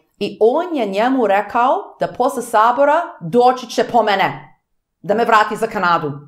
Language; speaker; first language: Serbian; early bilingual, heritage; English